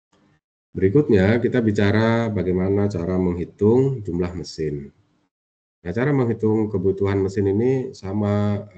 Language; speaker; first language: Indonesian; native; Indonesian